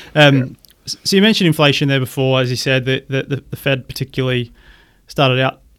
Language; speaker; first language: English; native; English